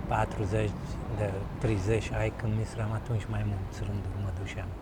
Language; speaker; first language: Romanian; early bilingual, heritage; Romanian